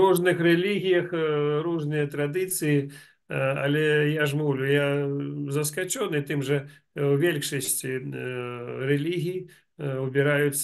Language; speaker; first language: Polish; non-native, learner; Russian